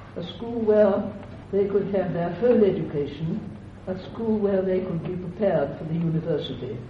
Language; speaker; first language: English; native; English